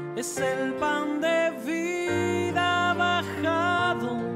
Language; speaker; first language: Spanish; native; Spanish